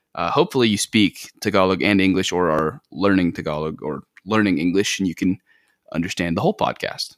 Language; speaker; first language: English; native; English